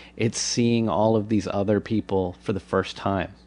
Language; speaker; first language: English; native; English